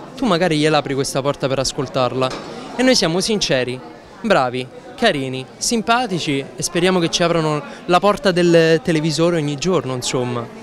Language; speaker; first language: Italian; native; Italian